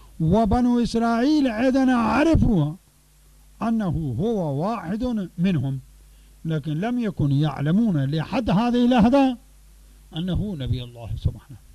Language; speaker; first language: Arabic; non-native, fluent; Urdu